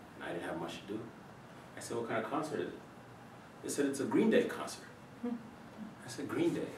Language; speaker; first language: English; native; English